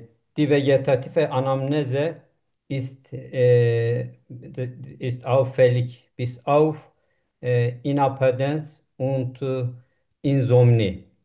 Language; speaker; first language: German; non-native, learner; Turkish